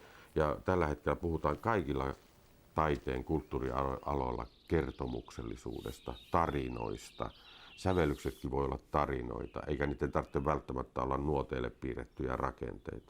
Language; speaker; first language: Finnish; native; Finnish